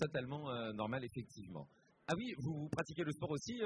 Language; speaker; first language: French; native; French